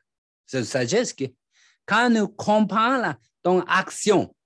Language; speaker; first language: French; non-native, learner; Tibetan